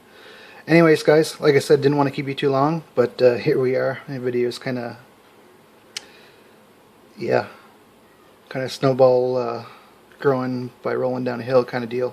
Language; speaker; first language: English; native; English